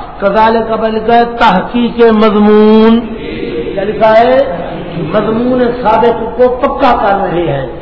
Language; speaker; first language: Urdu; non-native, local second language; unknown